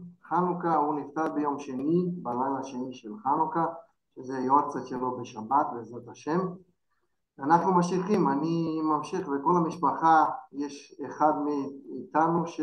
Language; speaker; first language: Hebrew; non-native, fluent; Portuguese